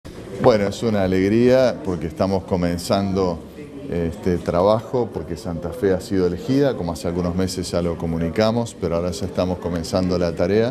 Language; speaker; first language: Spanish; native; Spanish